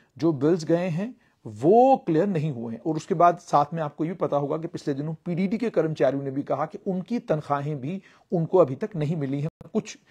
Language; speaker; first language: Hindi; non-native, local second language; Kashmiri